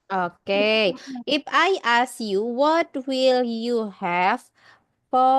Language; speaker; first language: English; non-native, learner; Indonesian